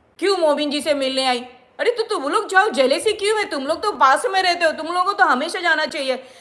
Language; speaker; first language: Hindi; non-native, local second language; Marathi